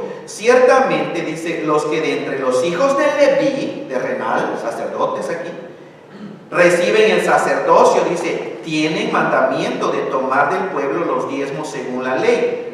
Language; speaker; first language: Spanish; native; Spanish